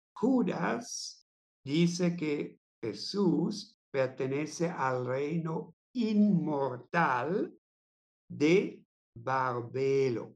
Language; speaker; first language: Spanish; non-native, fluent; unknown